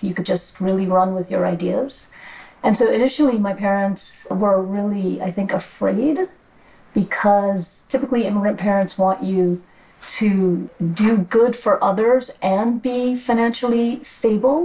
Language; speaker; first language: English; native; English